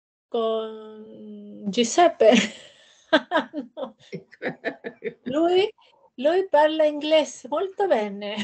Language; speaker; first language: Italian; non-native, learner; Spanish